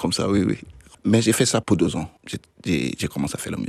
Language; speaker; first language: French; non-native, learner; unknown